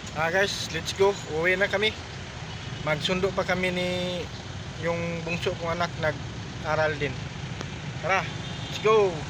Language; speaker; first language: Filipino; non-native, local second language; Cebuano